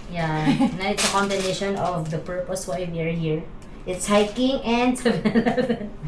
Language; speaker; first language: English; non-native, local second language; Filipino